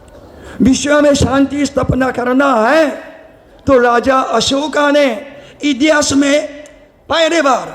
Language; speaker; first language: Hindi; non-native, learner; Japanese